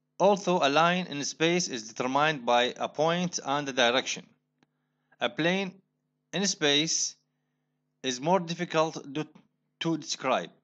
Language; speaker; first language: English; non-native, fluent; Arabic